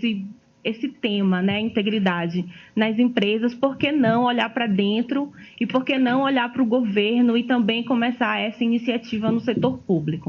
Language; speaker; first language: Portuguese; native; Portuguese